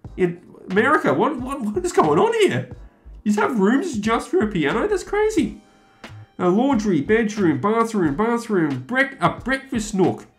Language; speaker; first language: English; native; English